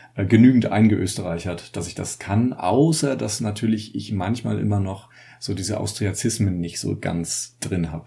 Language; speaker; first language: German; native; German